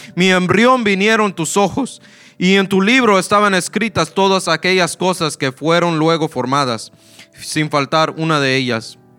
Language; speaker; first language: Spanish; early bilingual, heritage; Spanish